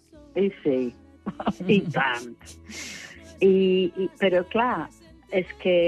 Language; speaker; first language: Catalan; non-native, fluent; English